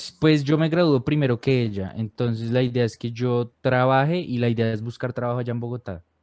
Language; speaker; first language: Spanish; native; Spanish